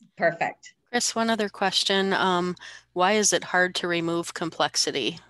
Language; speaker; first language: English; native; English